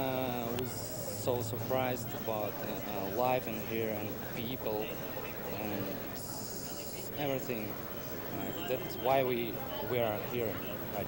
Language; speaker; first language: English; non-native, learner; Russian